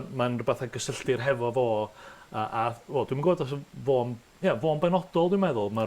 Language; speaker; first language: Welsh; native; Welsh